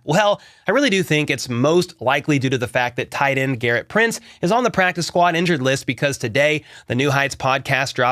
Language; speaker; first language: English; native; English